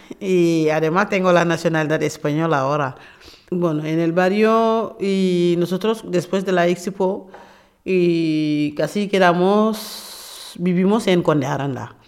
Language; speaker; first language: Spanish; non-native, fluent; Wolof